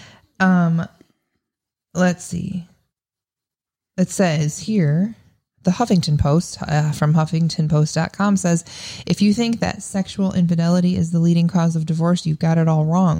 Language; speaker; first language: English; native; English